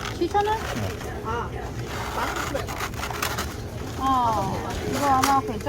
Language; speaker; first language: Korean; non-native, learner; Vietnamese